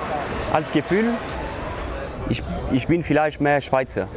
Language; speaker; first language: German; non-native, local second language; French